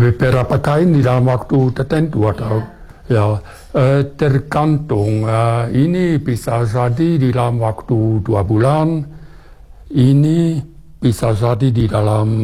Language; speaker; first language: Indonesian; non-native, fluent; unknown